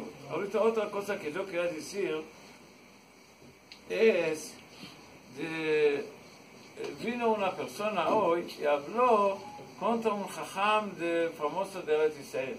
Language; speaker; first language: Spanish; non-native, learner; Hebrew